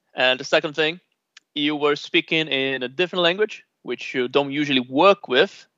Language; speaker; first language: English; non-native, fluent; Portuguese